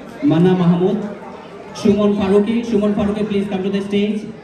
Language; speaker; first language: English; non-native, local second language; Bangla